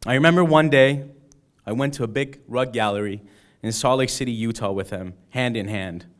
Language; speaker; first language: English; early bilingual, other home language; Persian